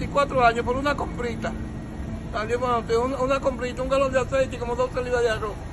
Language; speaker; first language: Spanish; native; Spanish